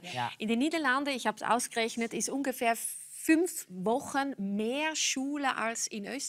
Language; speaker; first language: German; non-native, fluent; Dutch